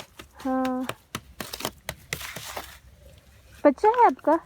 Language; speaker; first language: Hindi; non-native, local second language; Tibetan